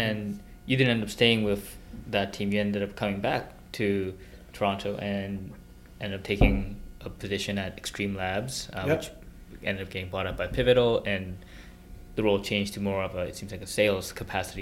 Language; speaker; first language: English; non-native, local second language; Korean